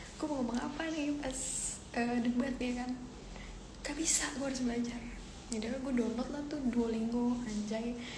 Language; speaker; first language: Indonesian; native; Indonesian